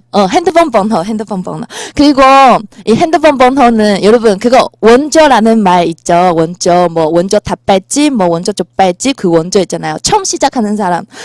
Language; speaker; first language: Korean; non-native, fluent; Chinese